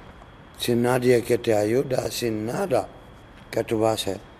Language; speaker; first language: Spanish; non-native, learner; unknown